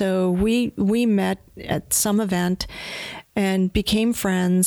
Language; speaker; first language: English; native; English